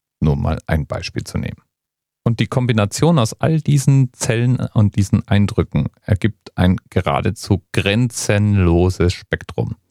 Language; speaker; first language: German; native; German